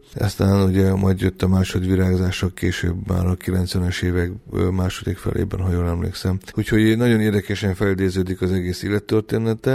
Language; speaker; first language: Hungarian; native; Hungarian